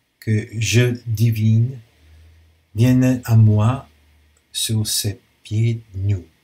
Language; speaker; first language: French; non-native, learner; Italian